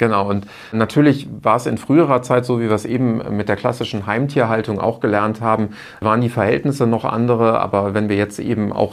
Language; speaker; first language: German; native; German